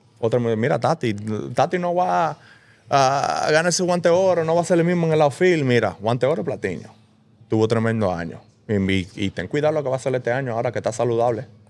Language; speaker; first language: Spanish; early bilingual, heritage; Spanish